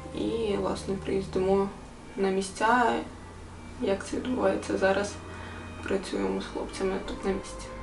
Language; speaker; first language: Ukrainian; native; Ukrainian